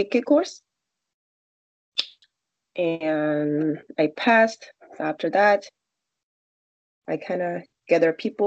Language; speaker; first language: English; non-native, learner; Korean